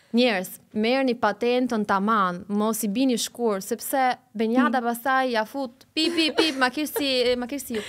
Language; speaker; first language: Albanian; early bilingual, heritage; Albanian